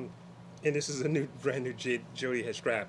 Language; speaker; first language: English; native; English